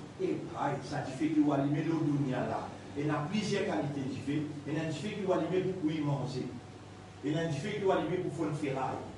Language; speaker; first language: French; non-native, local second language; Morisyen